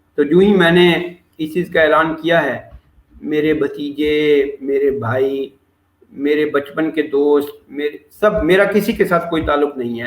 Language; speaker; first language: Urdu; non-native, local second language; Saraiki